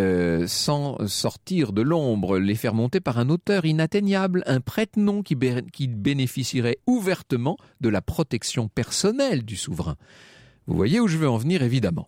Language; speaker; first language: French; native; French